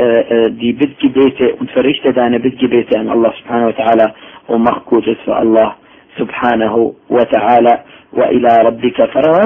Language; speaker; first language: German; non-native, fluent; Arabic